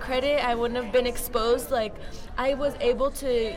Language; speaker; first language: English; native; English